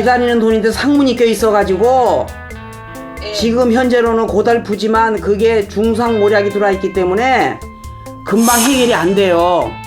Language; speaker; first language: Korean; native; Korean